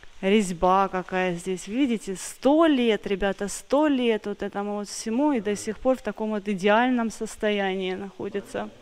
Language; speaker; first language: Russian; native; Russian